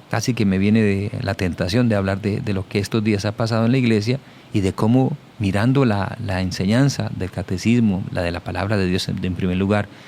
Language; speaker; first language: Spanish; native; Spanish